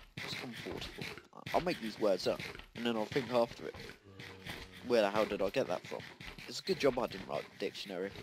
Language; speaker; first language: English; native; English